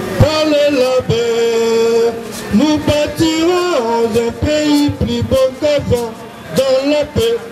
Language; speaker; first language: French; non-native, local second language; Lingala